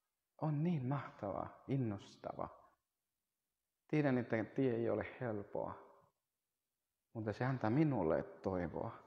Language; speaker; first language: Finnish; non-native, fluent; Spanish